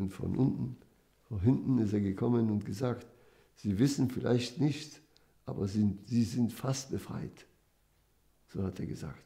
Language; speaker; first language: German; non-native, fluent; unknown